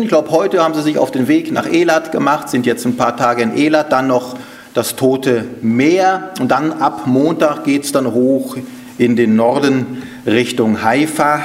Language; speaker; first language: German; native; German